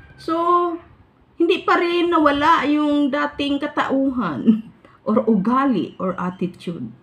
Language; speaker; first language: Filipino; non-native, local second language; Hiligaynon